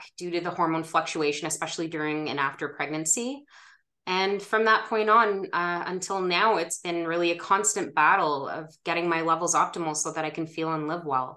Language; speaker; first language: English; native; English